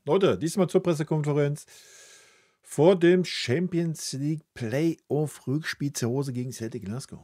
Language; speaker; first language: German; native; German